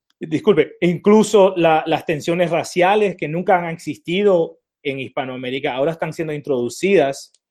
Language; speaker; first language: Spanish; early bilingual, heritage; Spanish